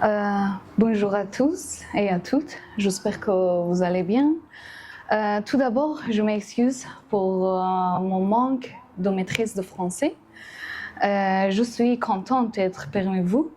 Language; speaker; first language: French; non-native, learner; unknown